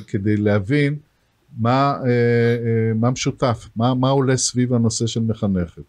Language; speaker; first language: Hebrew; native; Hebrew